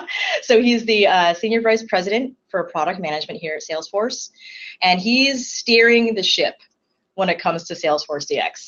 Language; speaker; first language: English; native; English